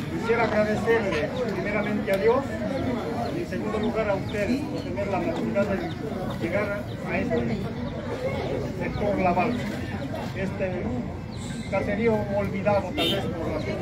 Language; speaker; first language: Spanish; native; Spanish